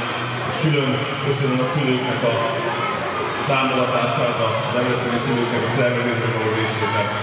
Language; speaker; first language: Hungarian; native; Hungarian